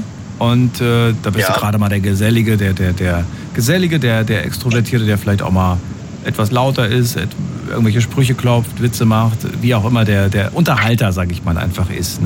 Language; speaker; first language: German; native; German